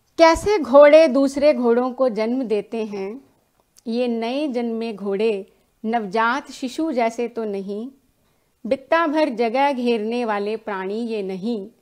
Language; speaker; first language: Hindi; native; Hindi